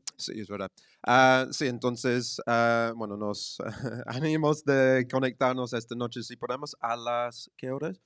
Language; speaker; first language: Spanish; non-native, fluent; English